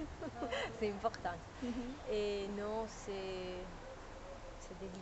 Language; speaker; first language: French; non-native, learner; Spanish